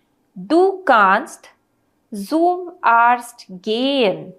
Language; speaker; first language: German; non-native, fluent; Hindi